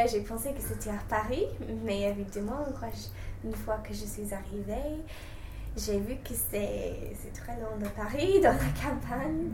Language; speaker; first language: French; non-native, fluent; English